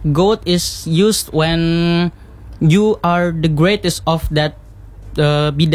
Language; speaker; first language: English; non-native, learner; Indonesian